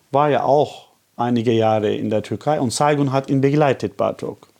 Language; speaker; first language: German; non-native, fluent; Turkish